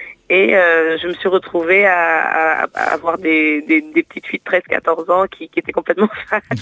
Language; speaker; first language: French; non-native, local second language; Wolof